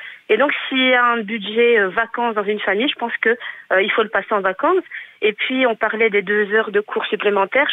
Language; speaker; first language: French; native; French